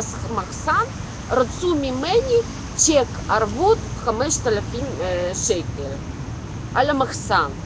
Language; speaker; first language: Hebrew; non-native, local second language; Russian